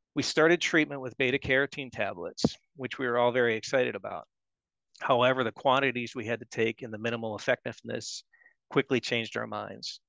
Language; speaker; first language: English; native; English